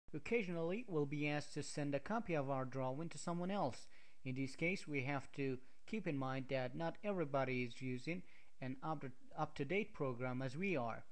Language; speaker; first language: English; non-native, fluent; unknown